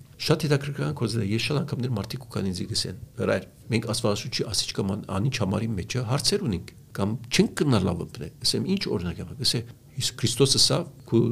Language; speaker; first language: Armenian; early bilingual, heritage; Armenian